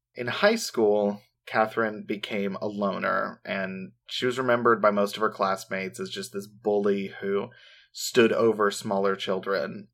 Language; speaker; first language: English; native; English